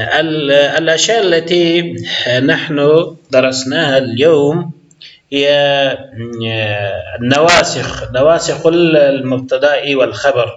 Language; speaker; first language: Arabic; non-native, fluent; Persian